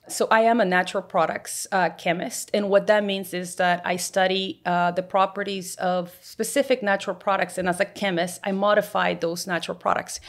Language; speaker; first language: English; native; English